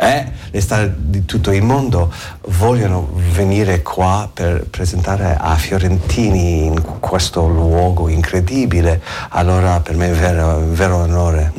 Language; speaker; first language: Italian; non-native, learner; English